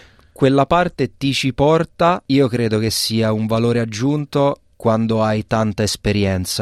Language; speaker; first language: Italian; native; Italian